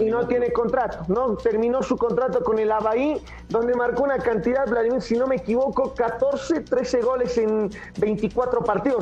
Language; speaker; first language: Spanish; native; Spanish